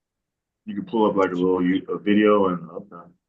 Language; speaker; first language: English; native; English